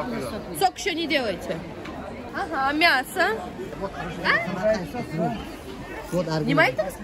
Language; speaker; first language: Russian; native; Russian